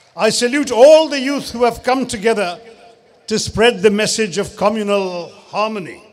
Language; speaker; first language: English; non-native, local second language; Malayalam